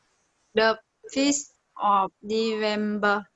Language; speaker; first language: English; non-native, learner; Vietnamese